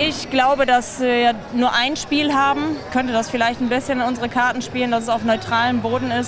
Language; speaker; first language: German; native; German